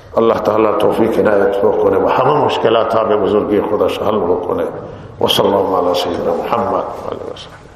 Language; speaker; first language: Persian; non-native, local second language; Baluchi